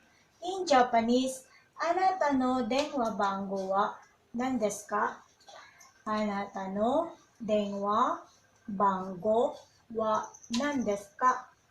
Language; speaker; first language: Japanese; non-native, learner; Filipino